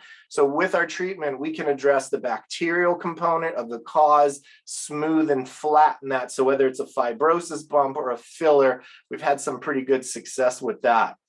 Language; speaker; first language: English; native; English